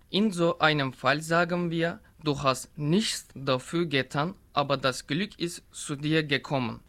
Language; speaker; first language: German; non-native, learner; Turkish